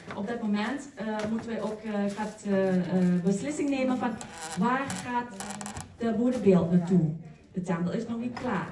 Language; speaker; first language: Dutch; non-native, learner; Thai